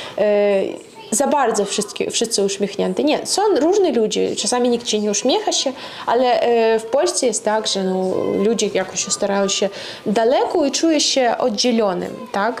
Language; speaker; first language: Polish; non-native, fluent; Russian